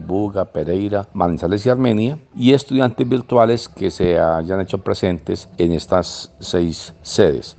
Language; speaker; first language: Spanish; native; Spanish